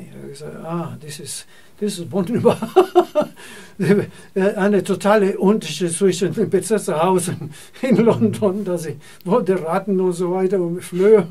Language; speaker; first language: German; non-native, fluent; Spanish